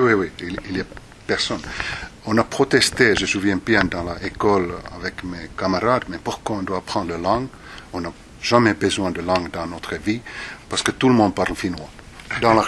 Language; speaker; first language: French; non-native, fluent; Finnish